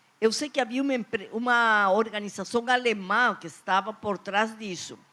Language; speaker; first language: Portuguese; non-native, fluent; Spanish